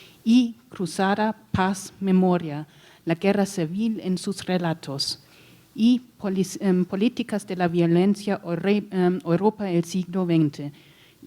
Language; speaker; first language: Spanish; non-native, learner; German